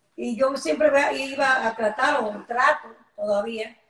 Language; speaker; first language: Spanish; native; Spanish